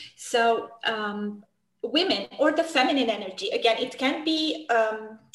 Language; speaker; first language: English; non-native, fluent; Romanian